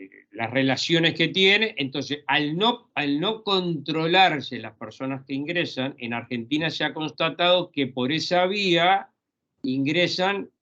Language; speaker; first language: Spanish; native; Spanish